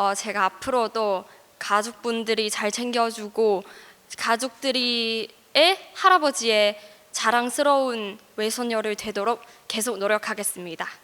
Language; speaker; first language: Korean; non-native, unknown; Cantonese